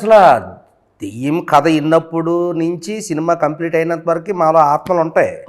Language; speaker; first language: Telugu; native; Telugu